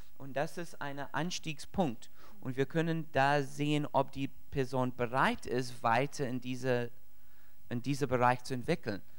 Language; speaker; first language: German; non-native, learner; English